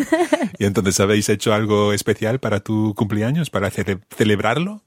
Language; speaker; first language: Spanish; non-native, fluent; English